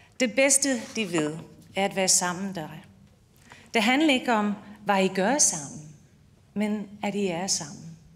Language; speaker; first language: Danish; non-native, fluent; English